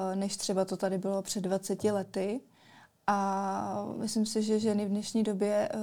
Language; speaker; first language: Czech; native; Czech